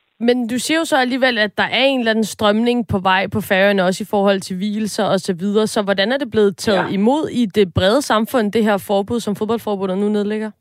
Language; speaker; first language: Danish; native; Danish